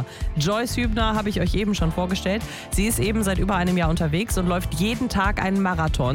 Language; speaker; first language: German; native; German